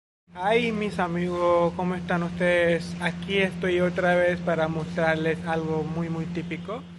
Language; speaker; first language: Spanish; non-native, fluent; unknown